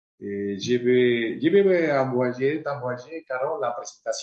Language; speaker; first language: French; non-native, fluent; Spanish